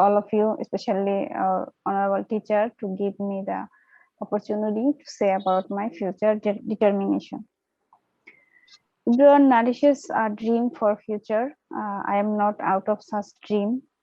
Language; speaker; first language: English; non-native, learner; Bangla